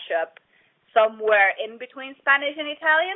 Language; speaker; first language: English; non-native, fluent; Dutch